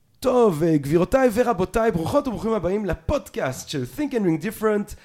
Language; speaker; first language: Hebrew; early bilingual, other home language; French